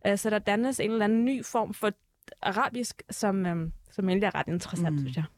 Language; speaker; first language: Danish; early bilingual, other home language; Arabic